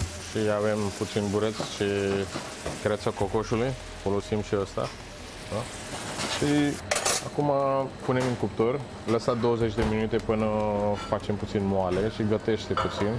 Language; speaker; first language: Romanian; non-native, learner; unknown